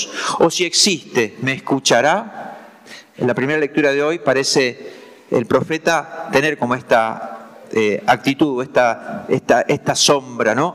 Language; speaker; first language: Spanish; native; Spanish